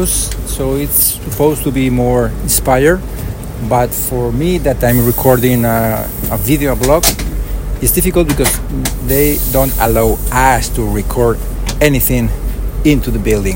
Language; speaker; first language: English; non-native, fluent; Spanish